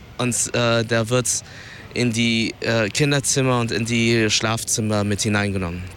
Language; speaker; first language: German; early bilingual, other home language; Vietnamese